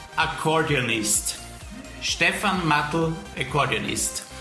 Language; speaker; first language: Portuguese; non-native, fluent; German